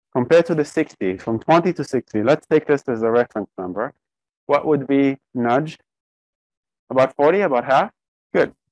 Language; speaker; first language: English; non-native, fluent; Hebrew